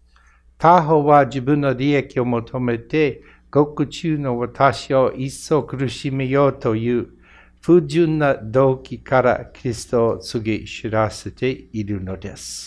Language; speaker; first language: Japanese; non-native, fluent; English